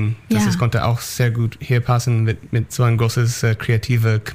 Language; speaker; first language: German; non-native, learner; English